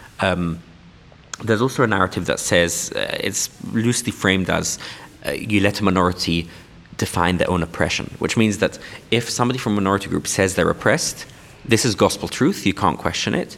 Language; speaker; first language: English; non-native, local second language; Yiddish